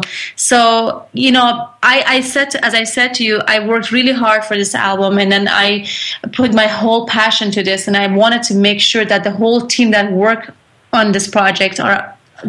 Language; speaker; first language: English; non-native, fluent; Persian